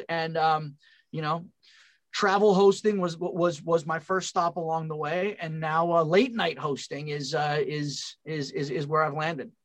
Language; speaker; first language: English; native; English